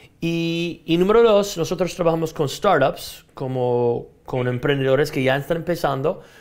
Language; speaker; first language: Spanish; non-native, fluent; English